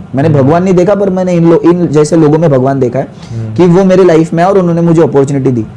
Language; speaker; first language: Hindi; non-native, local second language; Marathi